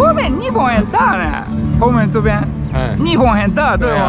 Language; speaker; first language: Chinese; non-native, learner; Japanese